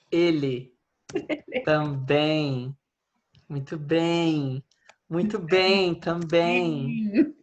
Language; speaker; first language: Portuguese; non-native, fluent; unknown